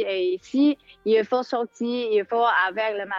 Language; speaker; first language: French; non-native, fluent; Chinese